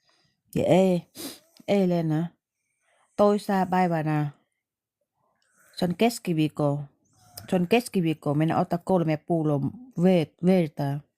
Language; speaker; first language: Finnish; non-native, learner; Vietnamese